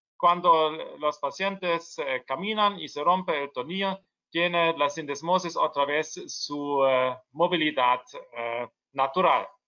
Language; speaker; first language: Spanish; non-native, learner; German